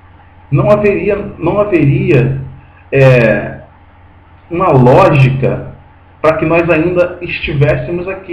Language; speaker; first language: Portuguese; native; Portuguese